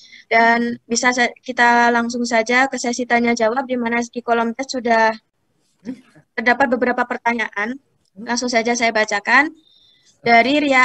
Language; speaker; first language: Indonesian; native; Indonesian